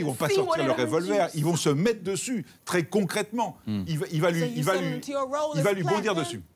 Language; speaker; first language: French; native; French